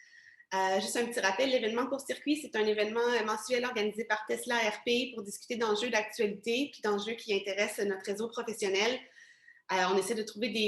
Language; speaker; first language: French; native; French